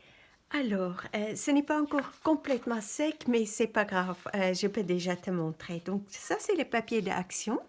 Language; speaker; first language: French; non-native, fluent; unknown